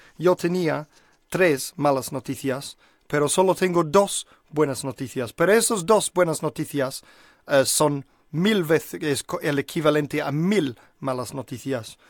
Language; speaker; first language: Spanish; non-native, fluent; English